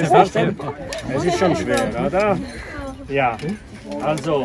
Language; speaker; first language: German; non-native, fluent; Italian